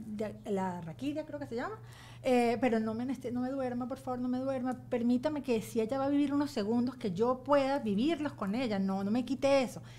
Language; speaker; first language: Spanish; native; Spanish